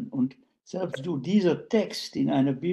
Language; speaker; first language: German; non-native, fluent; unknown